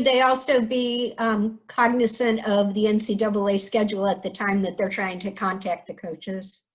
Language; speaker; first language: English; native; English